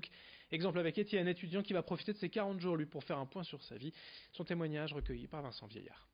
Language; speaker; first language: French; native; French